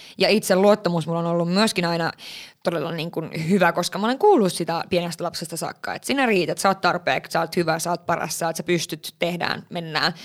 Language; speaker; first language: Finnish; early bilingual, heritage; Finnish